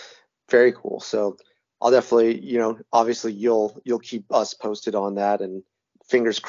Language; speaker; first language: English; native; English